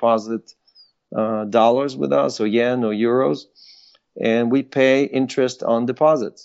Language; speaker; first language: English; non-native, fluent; Hebrew